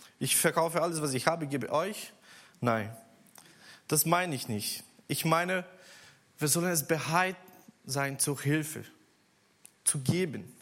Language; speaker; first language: German; non-native, learner; Portuguese